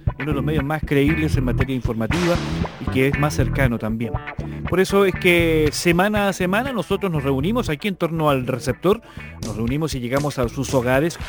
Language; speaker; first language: Spanish; native; Spanish